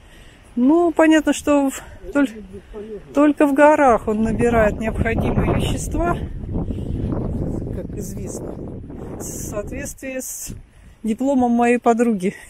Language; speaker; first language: Russian; native; Russian